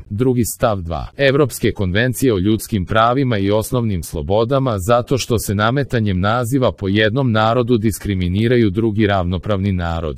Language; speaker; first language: Croatian; native; Croatian